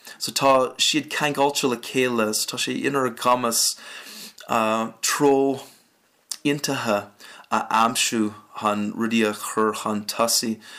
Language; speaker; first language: Irish; non-native, fluent; English